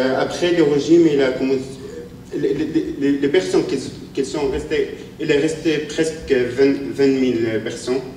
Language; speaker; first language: French; non-native, learner; Arabic